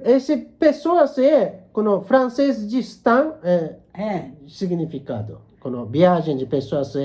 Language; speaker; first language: Portuguese; non-native, learner; Japanese